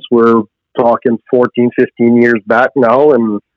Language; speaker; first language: English; native; English